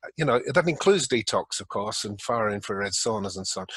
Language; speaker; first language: English; native; English